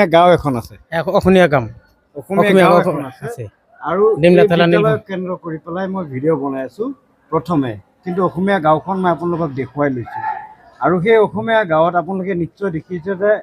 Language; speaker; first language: Bangla; non-native, local second language; Assamese